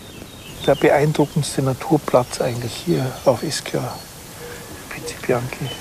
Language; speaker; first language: German; native; German